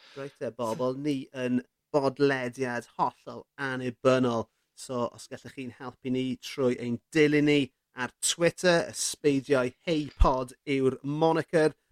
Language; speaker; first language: Welsh; native; Welsh